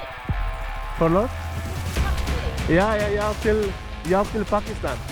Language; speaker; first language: Swedish; non-native, learner; Urdu